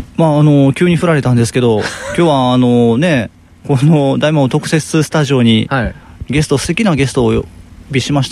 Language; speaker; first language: Japanese; native; Japanese